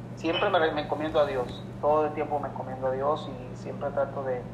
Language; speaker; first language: Spanish; native; Spanish